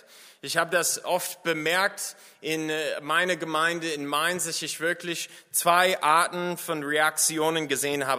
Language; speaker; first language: German; non-native, fluent; English